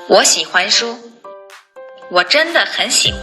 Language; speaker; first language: Chinese; non-native, learner; Korean